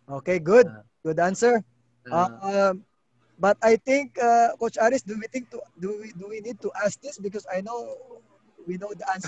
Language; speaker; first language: English; non-native, local second language; Filipino